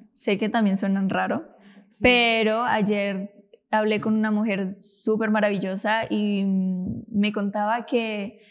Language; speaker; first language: Spanish; native; Spanish